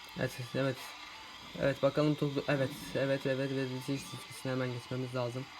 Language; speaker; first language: Turkish; native; Turkish